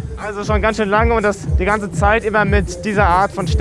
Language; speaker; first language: German; native; German